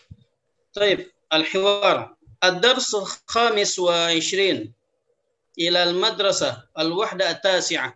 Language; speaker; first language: Arabic; non-native, fluent; Indonesian